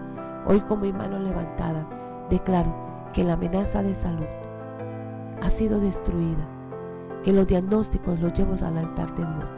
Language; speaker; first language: Spanish; native; Spanish